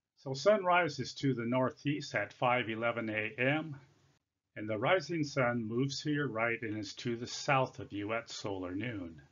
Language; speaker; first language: English; native; English